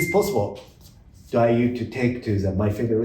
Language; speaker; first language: English; non-native, learner; Japanese